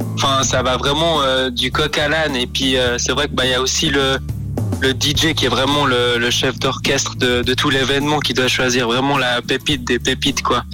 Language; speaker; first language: French; native; French